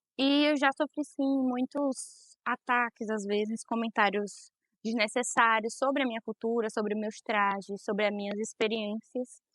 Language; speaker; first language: Portuguese; native; Portuguese